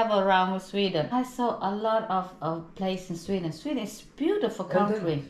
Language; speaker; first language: English; non-native, learner; Swedish